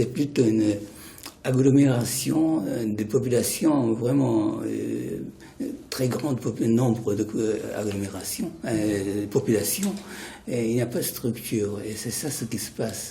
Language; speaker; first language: French; non-native, fluent; Japanese